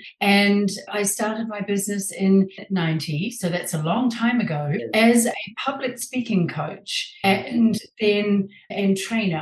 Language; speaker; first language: English; native; English